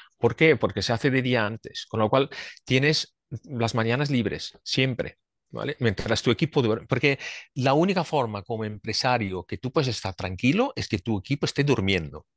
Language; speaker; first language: Spanish; non-native, fluent; Swiss German